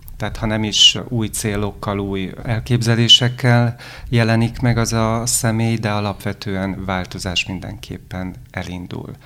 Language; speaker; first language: Hungarian; native; Hungarian